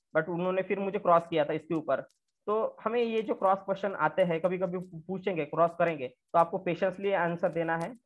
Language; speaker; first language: Hindi; non-native, local second language; Marathi